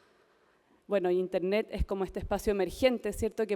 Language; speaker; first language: Spanish; native; Spanish